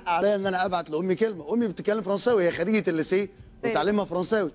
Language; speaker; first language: Arabic; native; Arabic